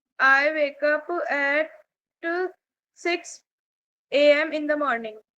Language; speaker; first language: English; non-native, learner; Hindi